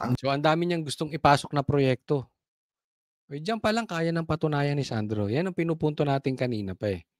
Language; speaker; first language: Filipino; native; Filipino